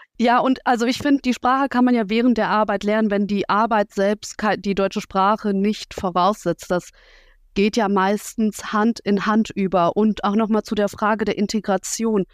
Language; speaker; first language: German; early bilingual, other home language; Russian